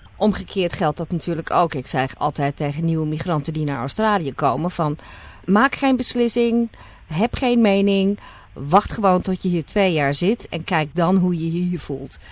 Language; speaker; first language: Dutch; native; Dutch